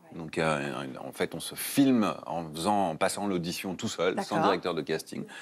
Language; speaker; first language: French; native; French